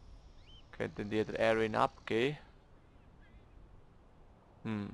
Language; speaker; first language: German; native; German